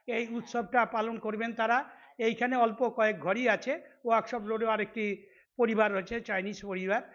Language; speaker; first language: Bangla; native; Bangla